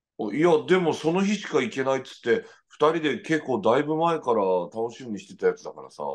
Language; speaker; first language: Japanese; native; Japanese